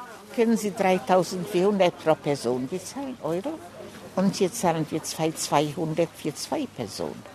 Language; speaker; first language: German; non-native, fluent; Polish